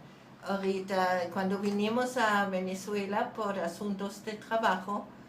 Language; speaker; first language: Spanish; non-native, fluent; German